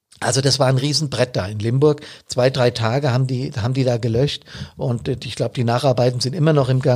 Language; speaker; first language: German; native; German